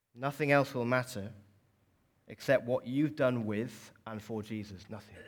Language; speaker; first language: English; native; English